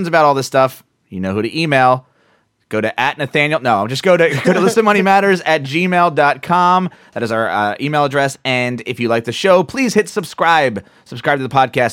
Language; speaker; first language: English; native; English